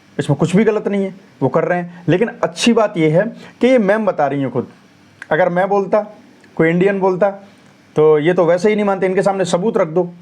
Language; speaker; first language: Hindi; native; Hindi